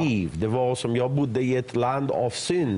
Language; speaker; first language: Swedish; non-native, fluent; Persian